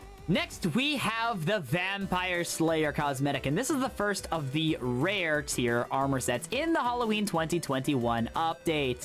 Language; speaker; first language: English; native; English